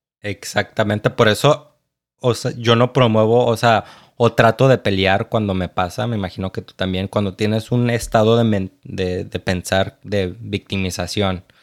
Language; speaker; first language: Spanish; native; Spanish